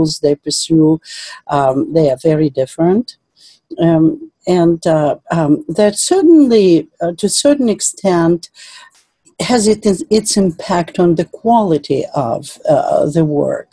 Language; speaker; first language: English; non-native, fluent; Russian